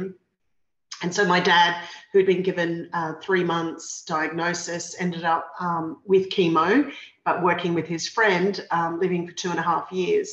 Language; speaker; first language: English; native; English